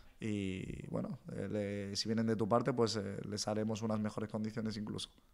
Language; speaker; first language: Spanish; native; Spanish